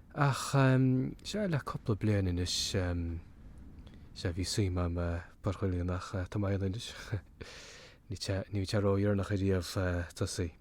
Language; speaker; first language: Irish; native; Irish